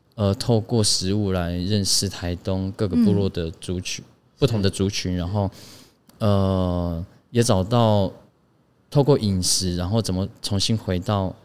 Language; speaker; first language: Chinese; non-native, local second language; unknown